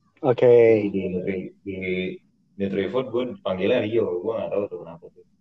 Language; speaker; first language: Indonesian; native; Indonesian